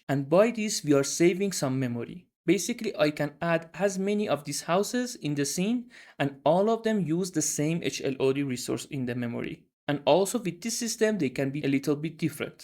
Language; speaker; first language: English; non-native, fluent; Persian